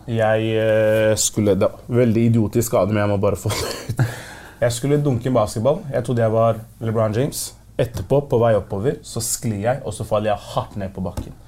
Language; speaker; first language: Norwegian; early bilingual, other home language; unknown